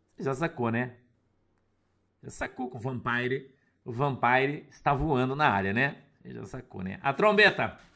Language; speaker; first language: Portuguese; native; Portuguese